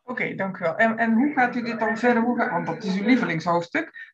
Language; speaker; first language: Dutch; native; Dutch